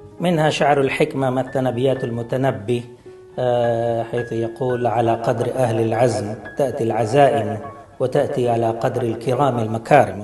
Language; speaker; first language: Arabic; non-native, fluent; Hindi